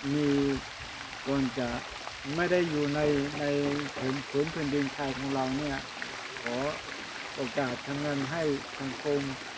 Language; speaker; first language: Thai; non-native, local second language; Hmong